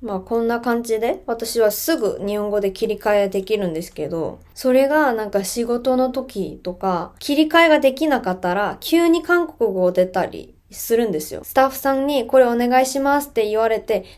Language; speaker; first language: Japanese; non-native, fluent; Korean